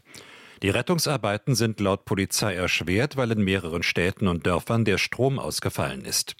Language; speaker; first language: German; native; German